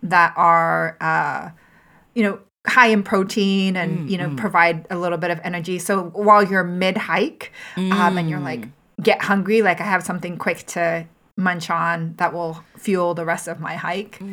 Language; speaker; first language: English; early bilingual, other home language; Japanese